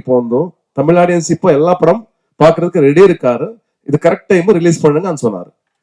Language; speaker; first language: Tamil; non-native, learner; Kannada